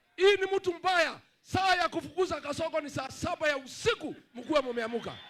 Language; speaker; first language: Swahili; non-native, local second language; Kikuyu